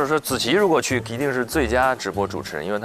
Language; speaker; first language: Chinese; native; Chinese